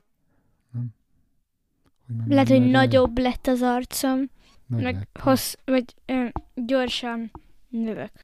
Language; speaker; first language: Hungarian; early bilingual, heritage; Hungarian